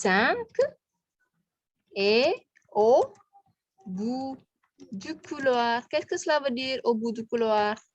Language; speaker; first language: French; non-native, fluent; Indonesian